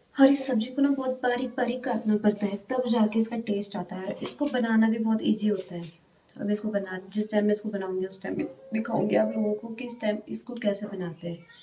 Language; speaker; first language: Hindi; native; Hindi